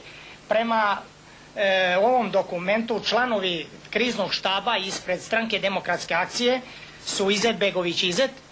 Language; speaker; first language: Bosnian; native; Bosnian